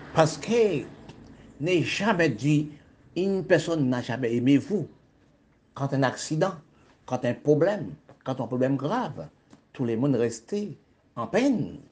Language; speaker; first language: French; non-native, local second language; Haitian Creole